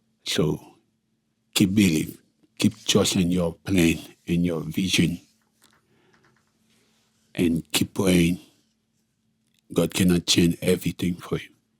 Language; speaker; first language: English; non-native, local second language; Haitian Creole